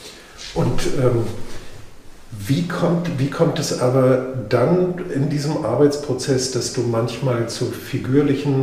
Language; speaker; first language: German; native; German